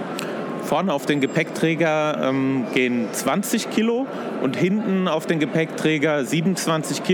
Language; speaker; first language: German; native; German